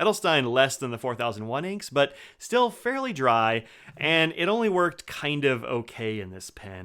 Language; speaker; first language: English; native; English